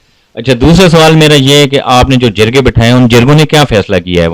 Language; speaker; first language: Urdu; native; Urdu